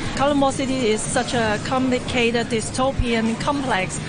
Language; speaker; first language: English; non-native, local second language; Cantonese